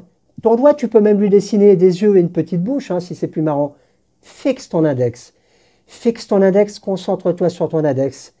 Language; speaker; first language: French; native; French